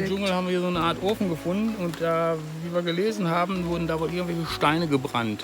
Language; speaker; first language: German; native; German